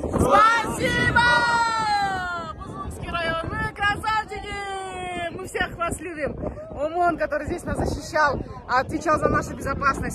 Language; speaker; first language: Russian; non-native, local second language; Kyrgyz